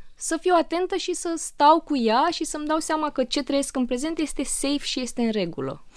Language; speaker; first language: Romanian; non-native, local second language; Russian